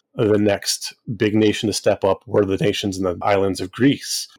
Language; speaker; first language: English; native; English